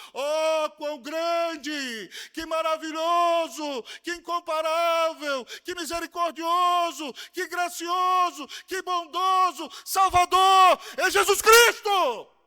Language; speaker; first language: Portuguese; native; Portuguese